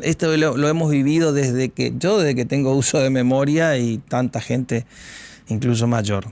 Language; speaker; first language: Spanish; native; Spanish